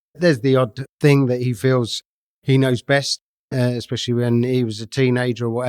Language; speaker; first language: English; native; English